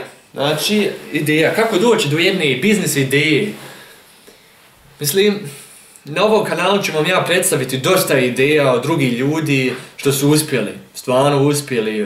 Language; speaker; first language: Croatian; early bilingual, heritage; German